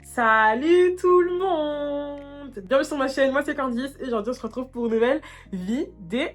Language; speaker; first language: French; native; French